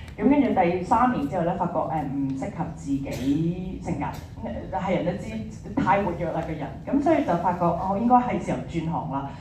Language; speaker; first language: Cantonese; early bilingual, heritage; Cantonese